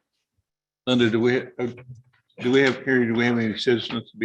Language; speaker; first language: English; native; English